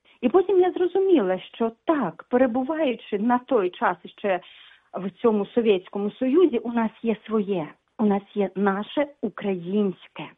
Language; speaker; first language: Ukrainian; non-native, local second language; Russian